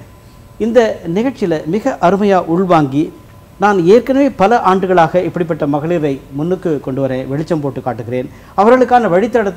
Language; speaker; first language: Tamil; native; Tamil